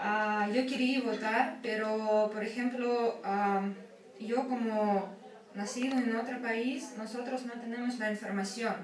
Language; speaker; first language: Spanish; early bilingual, heritage; Spanish